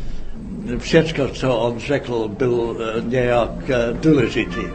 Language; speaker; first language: Czech; non-native, fluent; English